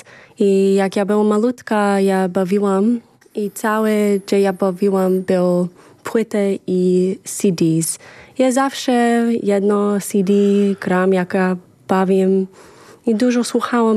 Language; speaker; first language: Polish; early bilingual, heritage; English